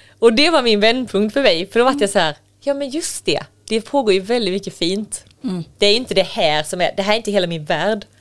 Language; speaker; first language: Swedish; native; Swedish